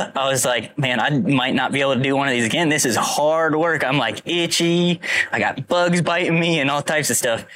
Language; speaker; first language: English; native; English